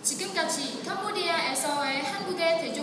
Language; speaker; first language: Korean; non-native, learner; Khmer